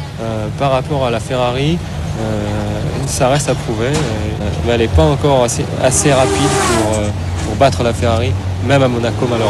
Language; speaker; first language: French; native; French